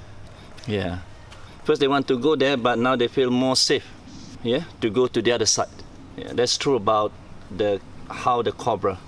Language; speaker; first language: English; non-native, fluent; Malay